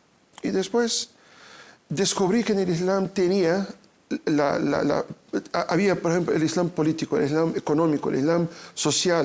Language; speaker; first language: Spanish; non-native, fluent; Portuguese